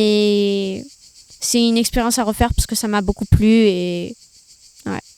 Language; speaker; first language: French; early bilingual, other home language; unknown